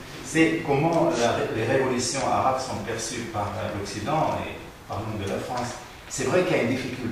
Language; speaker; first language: French; non-native, fluent; Arabic